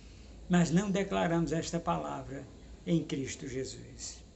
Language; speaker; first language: Portuguese; native; Portuguese